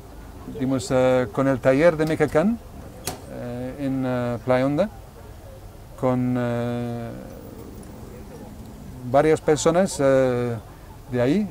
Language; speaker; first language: Spanish; non-native, fluent; English